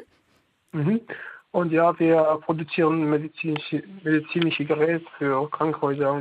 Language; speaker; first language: German; non-native, learner; Arabic